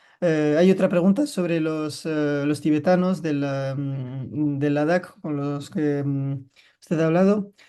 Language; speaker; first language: Spanish; non-native, fluent; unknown